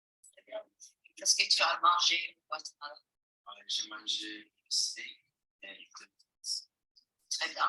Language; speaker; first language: French; non-native, learner; Spanish